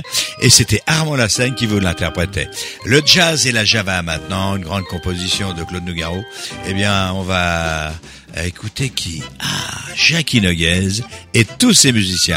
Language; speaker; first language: French; native; French